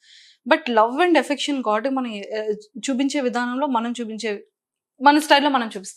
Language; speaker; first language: Telugu; native; Telugu